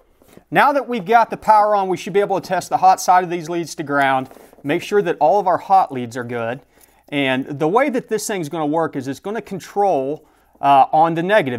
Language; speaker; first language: English; native; English